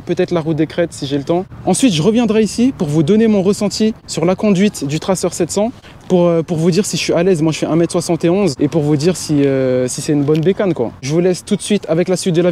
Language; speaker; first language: French; native; French